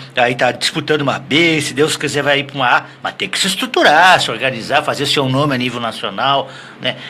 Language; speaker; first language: Portuguese; native; Portuguese